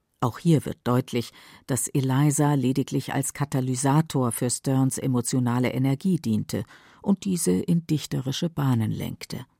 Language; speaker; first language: German; native; German